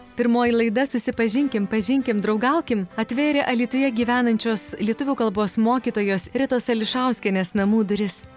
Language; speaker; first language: Lithuanian; native; Lithuanian